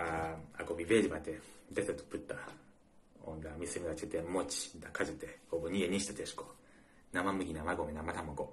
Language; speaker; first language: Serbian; non-native, learner; Japanese